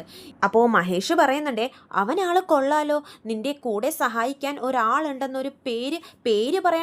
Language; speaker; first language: Malayalam; native; Malayalam